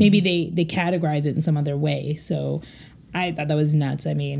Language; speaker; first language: English; native; English